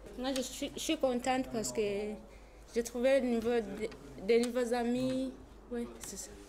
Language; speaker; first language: French; non-native, learner; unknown